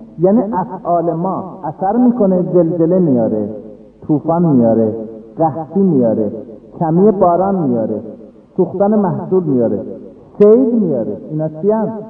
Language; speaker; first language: Persian; non-native, local second language; Azerbaijani